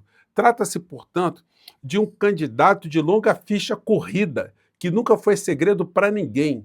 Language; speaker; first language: Portuguese; native; Portuguese